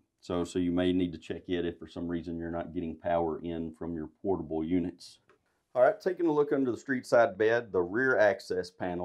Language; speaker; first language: English; native; English